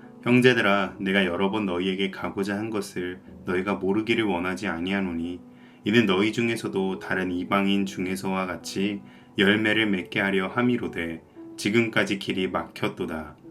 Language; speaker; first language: Korean; native; Korean